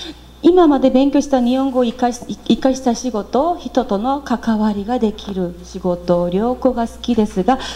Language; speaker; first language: Japanese; non-native, fluent; Korean